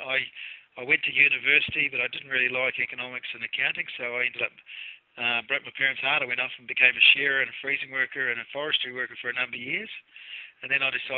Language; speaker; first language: English; native; English